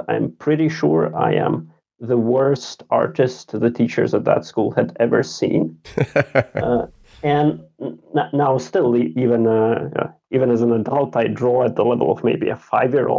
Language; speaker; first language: English; non-native, fluent; Latvian